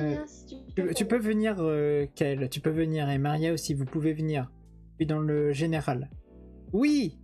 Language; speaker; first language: French; native; French